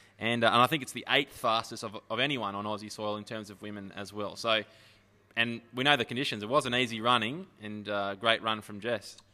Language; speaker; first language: English; native; English